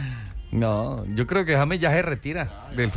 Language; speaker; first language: Spanish; native; Spanish